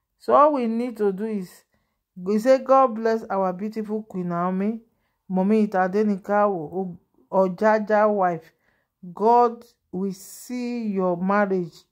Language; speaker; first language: Nigerian Pidgin; non-native, local second language; Yoruba